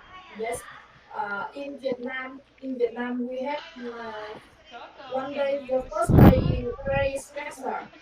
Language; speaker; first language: English; non-native, learner; Vietnamese